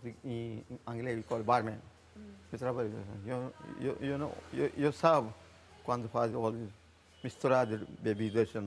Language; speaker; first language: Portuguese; non-native, local second language; Konkani